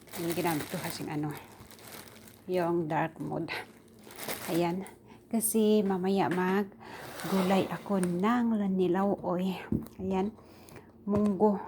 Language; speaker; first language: Filipino; native; Filipino